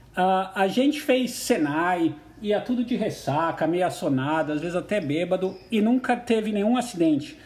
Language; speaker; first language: Portuguese; native; Portuguese